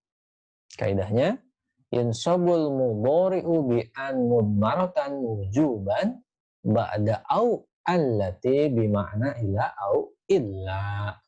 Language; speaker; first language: Arabic; non-native, fluent; Indonesian